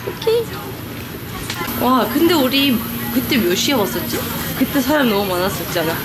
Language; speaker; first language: Korean; non-native, fluent; Turkish